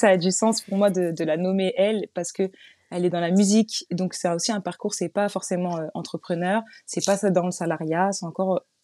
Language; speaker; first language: French; native; French